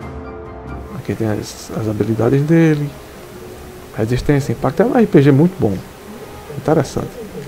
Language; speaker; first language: Portuguese; native; Portuguese